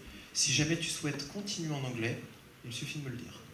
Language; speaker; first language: French; native; French